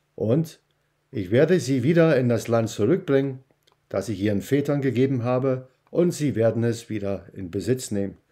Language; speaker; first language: German; non-native, fluent; English